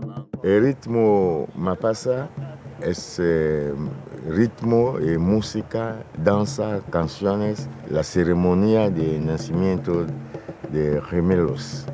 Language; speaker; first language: Spanish; non-native, fluent; Lingala